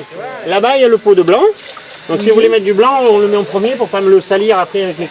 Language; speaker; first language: French; native; French